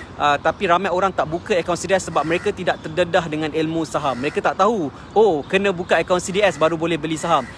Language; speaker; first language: Malay; native; Malay